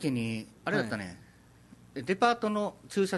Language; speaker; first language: Japanese; native; Japanese